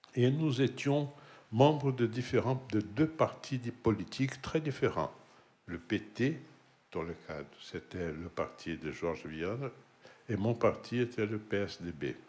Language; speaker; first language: French; non-native, fluent; Portuguese